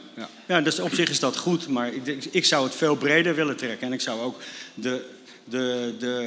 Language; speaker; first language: Dutch; native; Dutch